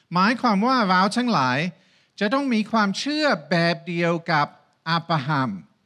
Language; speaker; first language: Thai; non-native, fluent; English